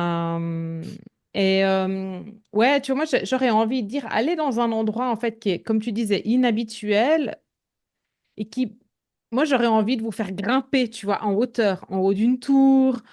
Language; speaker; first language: French; native; French